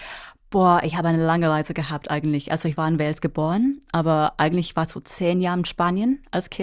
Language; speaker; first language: German; non-native, fluent; English